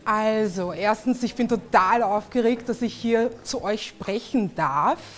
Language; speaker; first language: German; early bilingual, other home language; English